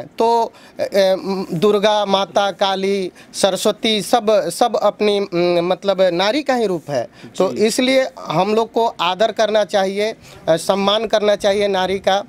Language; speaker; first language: Hindi; native; Hindi